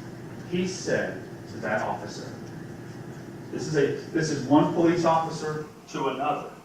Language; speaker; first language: English; native; English